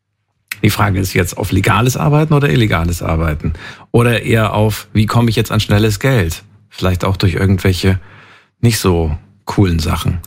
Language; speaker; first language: German; native; German